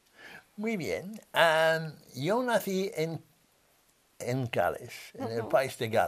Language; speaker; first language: Spanish; non-native, fluent; English